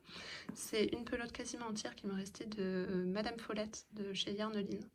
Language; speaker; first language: French; native; French